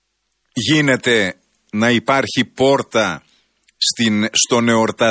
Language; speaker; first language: Greek; native; Greek